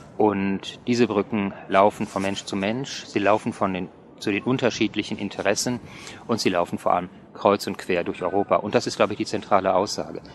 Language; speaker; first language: German; native; German